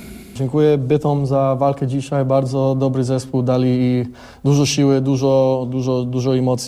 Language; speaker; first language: Polish; early bilingual, heritage; Polish